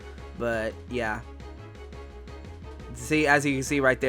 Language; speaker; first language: English; native; English